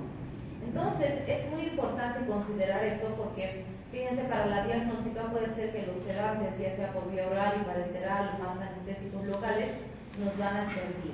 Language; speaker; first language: Spanish; native; Spanish